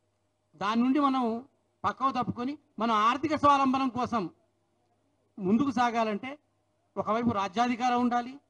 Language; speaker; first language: Telugu; native; Telugu